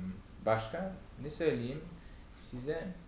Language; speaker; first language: Turkish; non-native, fluent; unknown